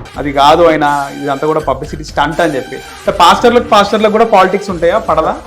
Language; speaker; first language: Telugu; native; Telugu